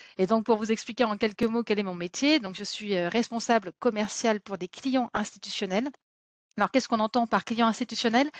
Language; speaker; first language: French; native; French